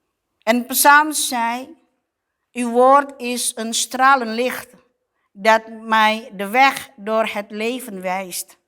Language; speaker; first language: Dutch; non-native, fluent; Indonesian